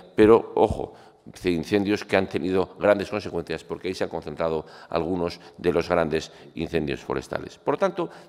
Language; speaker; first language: Spanish; native; Spanish